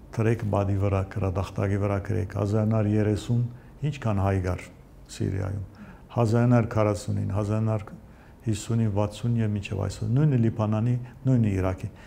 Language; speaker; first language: Armenian; early bilingual, heritage; Armenian